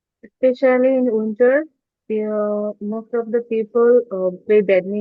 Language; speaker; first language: English; non-native, learner; Bangla